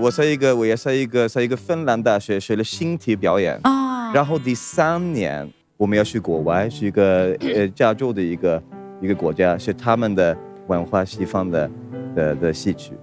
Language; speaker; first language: Chinese; non-native, fluent; Swedish